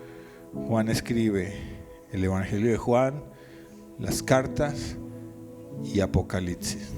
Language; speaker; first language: Spanish; native; Spanish